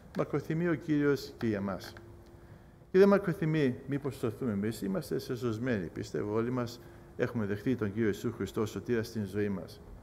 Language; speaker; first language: Greek; early bilingual, heritage; Greek